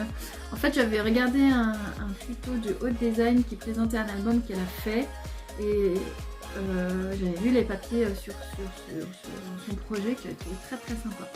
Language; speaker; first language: French; native; French